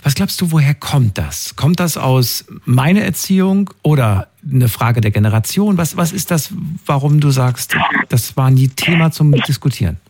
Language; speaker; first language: German; native; German